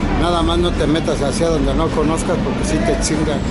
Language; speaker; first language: Spanish; native; Spanish